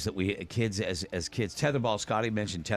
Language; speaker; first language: English; native; English